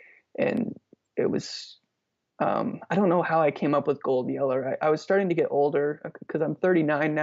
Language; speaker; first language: English; native; English